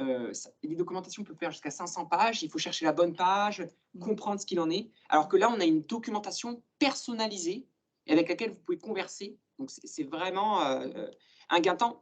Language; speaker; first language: French; native; French